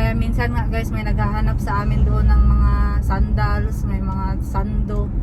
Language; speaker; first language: Filipino; non-native, local second language; Cebuano